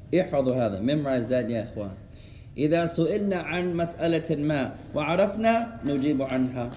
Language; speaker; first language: Arabic; non-native, fluent; English